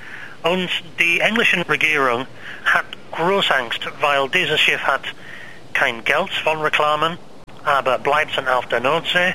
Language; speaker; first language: German; non-native, learner; English